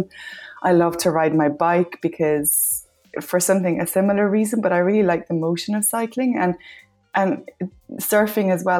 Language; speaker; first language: English; native; English